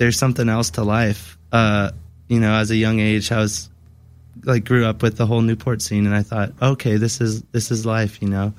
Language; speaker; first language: English; native; English